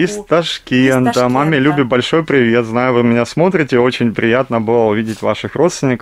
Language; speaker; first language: Russian; native; Russian